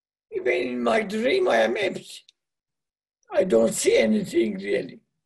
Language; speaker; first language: English; non-native, learner; Persian